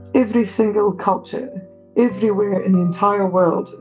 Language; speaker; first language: English; native; English